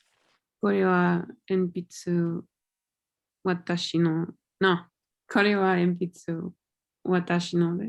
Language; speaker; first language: Japanese; non-native, learner; Spanish